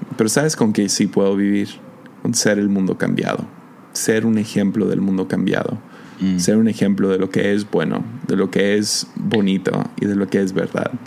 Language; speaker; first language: Spanish; non-native, fluent; English